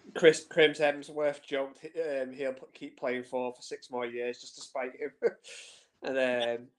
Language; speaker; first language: English; native; English